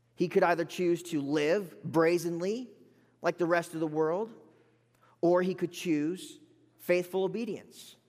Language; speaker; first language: English; native; English